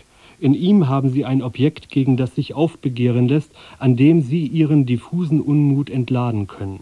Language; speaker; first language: German; native; German